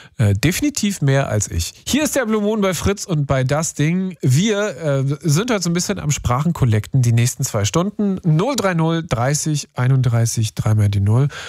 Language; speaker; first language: German; native; German